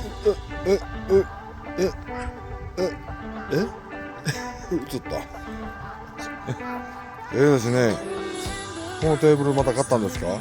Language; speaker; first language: Japanese; native; Japanese